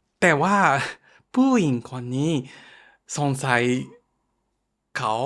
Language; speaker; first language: Thai; non-native, fluent; Japanese